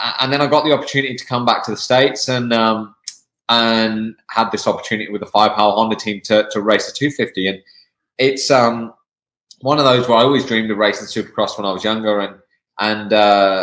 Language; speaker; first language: English; native; English